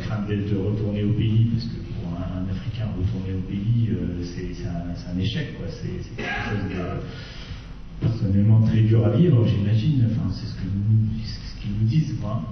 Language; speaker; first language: French; native; French